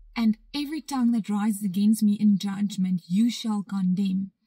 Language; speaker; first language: English; non-native, local second language; Afrikaans